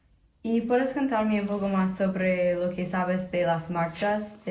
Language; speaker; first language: Spanish; non-native, fluent; English